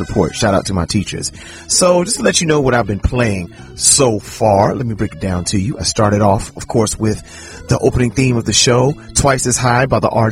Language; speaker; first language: English; native; English